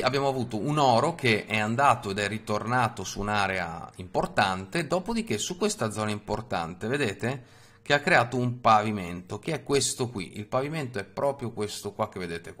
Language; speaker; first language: Italian; native; Italian